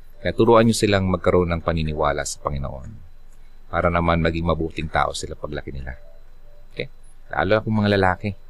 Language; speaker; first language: Filipino; non-native, local second language; Bikol